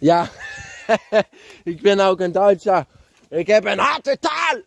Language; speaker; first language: Dutch; non-native, learner; German